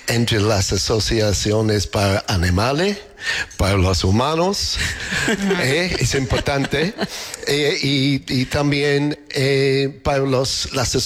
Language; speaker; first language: Spanish; non-native, learner; English